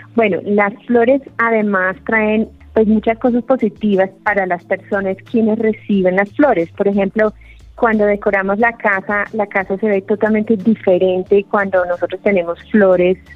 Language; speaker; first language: Spanish; non-native, fluent; English